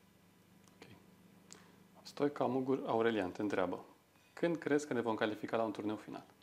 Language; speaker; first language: Romanian; native; Romanian